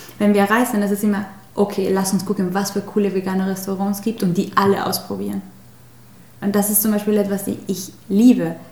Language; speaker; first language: German; non-native, fluent; Spanish